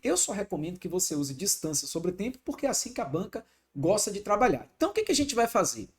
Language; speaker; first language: Portuguese; native; Portuguese